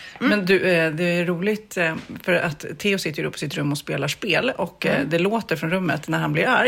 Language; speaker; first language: Swedish; native; Swedish